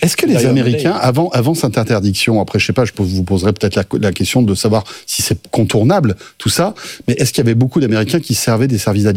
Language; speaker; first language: French; native; French